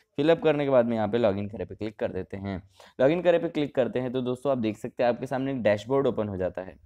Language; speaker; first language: Hindi; native; Hindi